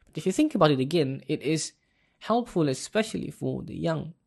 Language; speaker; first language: English; non-native, local second language; Malay